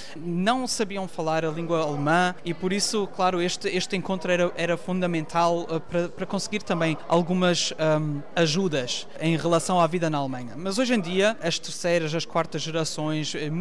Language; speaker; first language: Portuguese; early bilingual, heritage; Portuguese